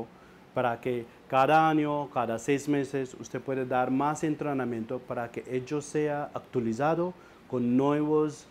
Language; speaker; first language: Spanish; non-native, learner; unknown